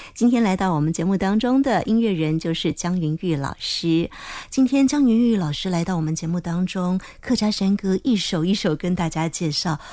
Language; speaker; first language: Chinese; native; Chinese